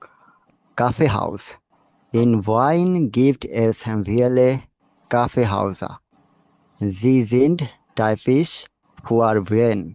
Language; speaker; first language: German; non-native, learner; Bangla